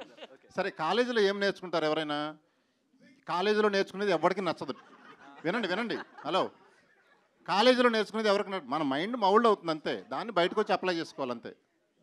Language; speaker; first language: Telugu; native; Telugu